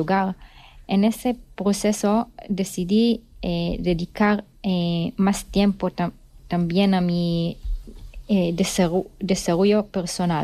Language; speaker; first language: Spanish; non-native, learner; Hebrew